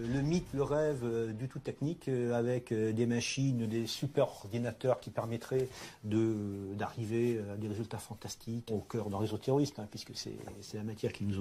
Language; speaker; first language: French; native; French